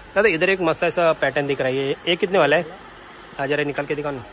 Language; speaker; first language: Hindi; non-native, local second language; Marathi